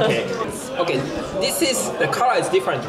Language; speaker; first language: English; non-native, learner; Japanese